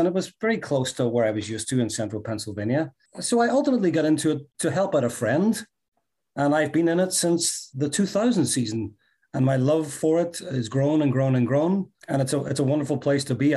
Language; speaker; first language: English; native; English